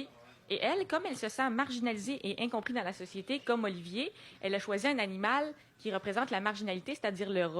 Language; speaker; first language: French; native; French